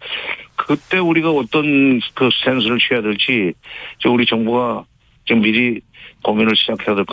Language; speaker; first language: Korean; native; Korean